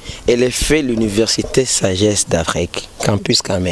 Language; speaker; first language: French; non-native, local second language; Rundi